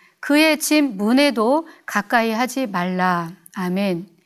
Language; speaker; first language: Korean; native; Korean